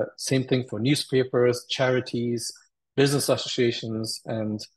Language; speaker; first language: English; early bilingual, other home language; Turkish